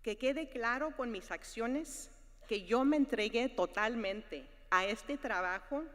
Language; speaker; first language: Spanish; early bilingual, other home language; English